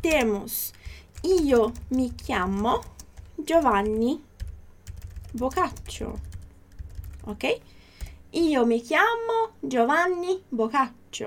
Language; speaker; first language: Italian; non-native, fluent; Portuguese